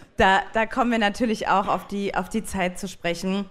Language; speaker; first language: German; native; German